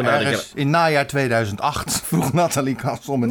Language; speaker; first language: Dutch; native; Dutch